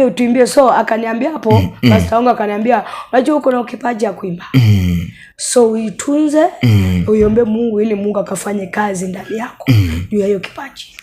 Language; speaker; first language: Swahili; non-native, local second language; Luo (Kenya and Tanzania)